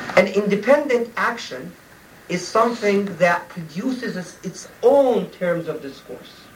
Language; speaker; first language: English; non-native, fluent; Arabic